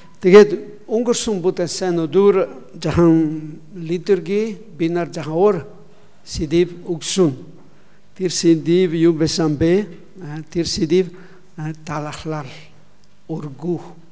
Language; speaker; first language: Mongolian; non-native, learner; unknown